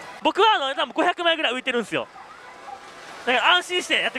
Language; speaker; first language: Japanese; native; Japanese